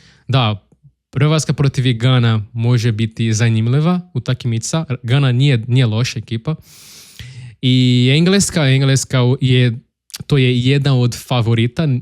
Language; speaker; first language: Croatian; non-native, learner; Portuguese